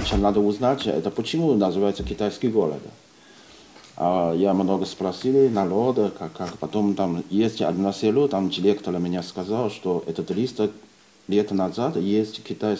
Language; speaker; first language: Russian; non-native, learner; Chinese